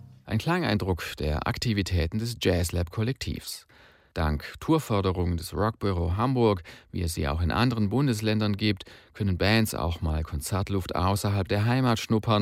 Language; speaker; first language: German; native; German